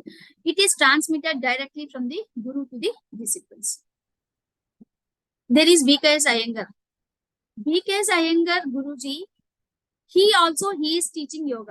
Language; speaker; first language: English; non-native, local second language; Telugu